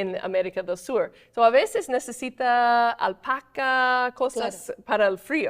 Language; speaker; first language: Spanish; non-native, fluent; English